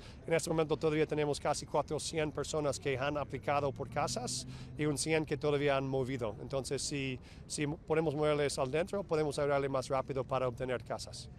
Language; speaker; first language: Spanish; non-native, fluent; English